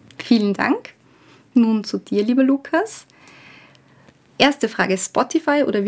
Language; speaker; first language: German; native; German